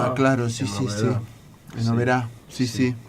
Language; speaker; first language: Spanish; native; Spanish